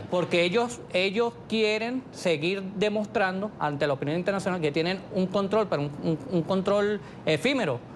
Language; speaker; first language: Spanish; native; Spanish